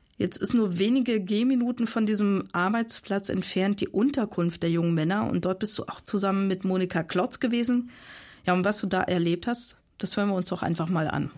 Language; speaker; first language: German; native; German